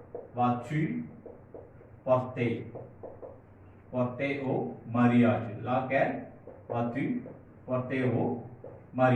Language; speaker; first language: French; non-native, fluent; Tamil